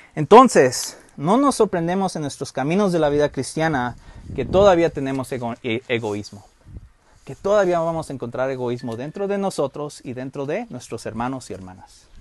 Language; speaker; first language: Spanish; early bilingual, heritage; Spanish